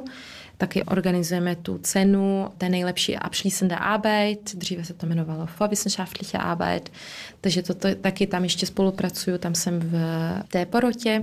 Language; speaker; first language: Czech; early bilingual, heritage; Czech